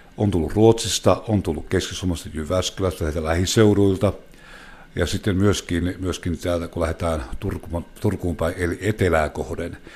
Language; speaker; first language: Finnish; native; Finnish